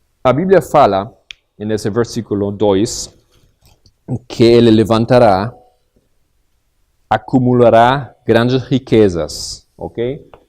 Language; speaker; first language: Portuguese; non-native, fluent; Spanish